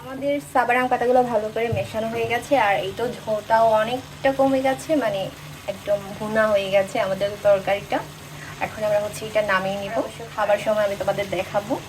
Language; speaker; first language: Bangla; native; Bangla